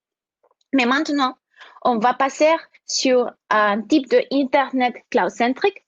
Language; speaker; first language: French; non-native, fluent; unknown